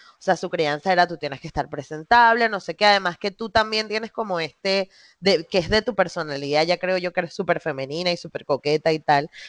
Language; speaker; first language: Spanish; native; Spanish